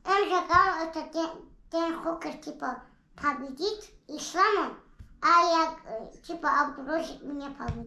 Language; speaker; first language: Russian; non-native, local second language; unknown